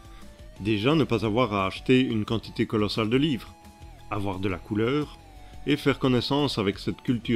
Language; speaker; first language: French; native; French